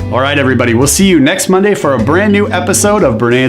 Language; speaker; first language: English; native; English